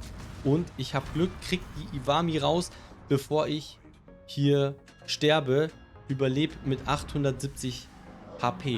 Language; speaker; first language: German; native; German